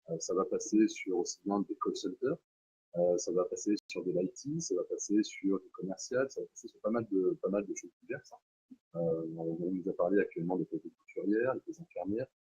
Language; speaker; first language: French; native; French